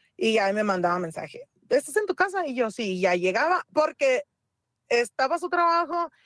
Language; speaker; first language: Spanish; native; Spanish